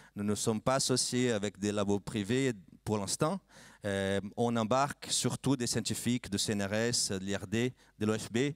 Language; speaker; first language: French; non-native, fluent; Portuguese